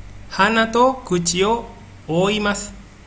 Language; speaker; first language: Japanese; non-native, fluent; Indonesian